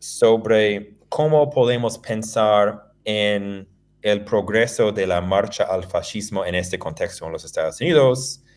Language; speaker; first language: Spanish; non-native, fluent; English